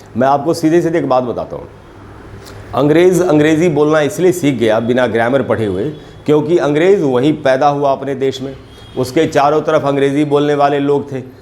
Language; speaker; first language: Hindi; native; Hindi